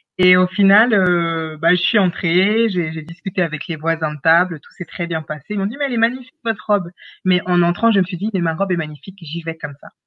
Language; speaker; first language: French; early bilingual, other home language; Wolof